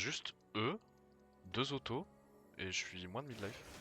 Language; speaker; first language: French; native; French